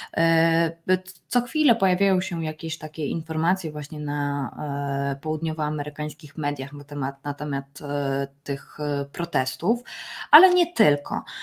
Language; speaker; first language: Polish; native; Polish